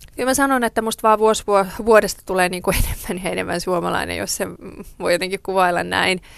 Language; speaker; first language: Finnish; early bilingual, other home language; Persian